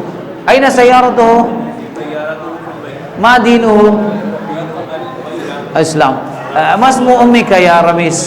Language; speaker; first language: Arabic; non-native, fluent; Urdu